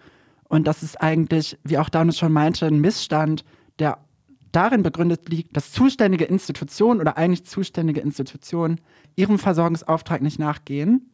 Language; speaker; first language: German; native; German